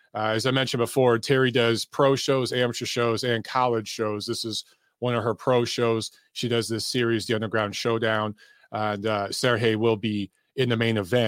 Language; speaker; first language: English; native; English